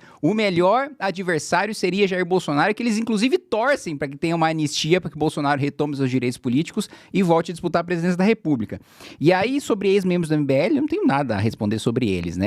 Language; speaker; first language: Portuguese; native; Portuguese